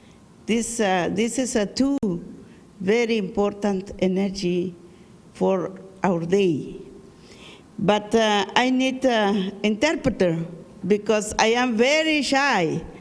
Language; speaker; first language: English; non-native, learner; Kʼicheʼ